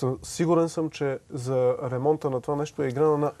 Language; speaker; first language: Bulgarian; native; Bulgarian